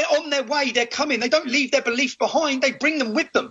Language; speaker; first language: English; native; English